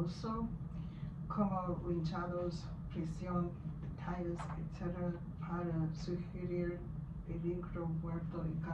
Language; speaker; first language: Spanish; non-native, learner; English